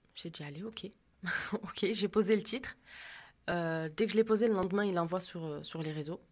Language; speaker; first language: French; native; French